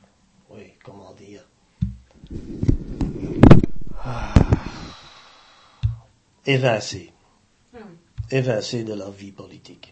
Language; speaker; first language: French; native; French